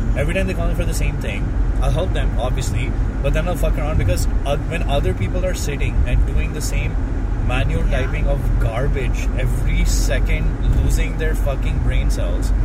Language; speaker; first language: English; non-native, local second language; Hindi